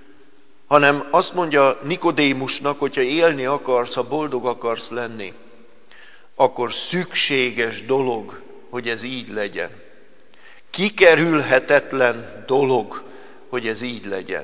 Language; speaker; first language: Hungarian; native; Hungarian